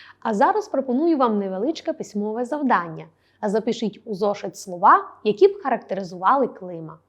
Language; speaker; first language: Ukrainian; native; Ukrainian